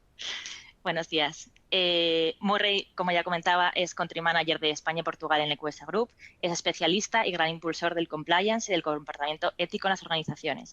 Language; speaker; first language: Spanish; native; Spanish